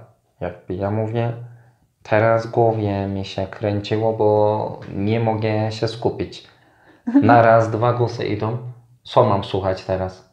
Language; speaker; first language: Polish; non-native, fluent; Turkish